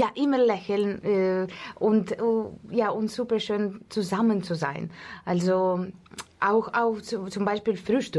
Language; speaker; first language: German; non-native, learner; Russian